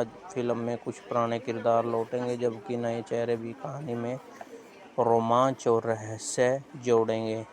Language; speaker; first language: Hindi; native; Hindi